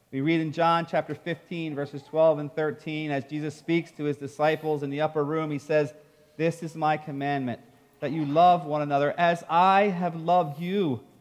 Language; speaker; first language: English; native; English